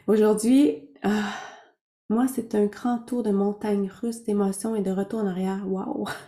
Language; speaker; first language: French; native; French